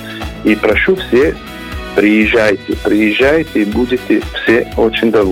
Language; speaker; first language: Russian; non-native, learner; Italian